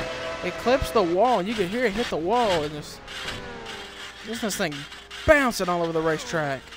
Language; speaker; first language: English; native; English